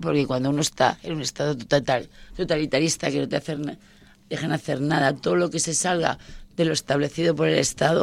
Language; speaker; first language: Spanish; native; Spanish